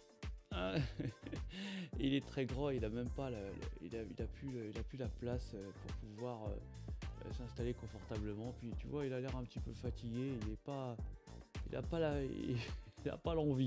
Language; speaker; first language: French; native; French